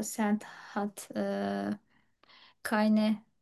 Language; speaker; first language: German; non-native, learner; Turkish